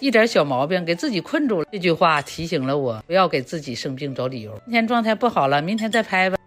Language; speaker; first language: Chinese; native; Chinese